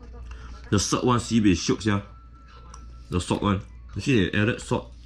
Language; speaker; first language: English; non-native, local second language; Chinese